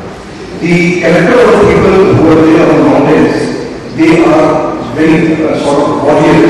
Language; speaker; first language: English; non-native, fluent; Indonesian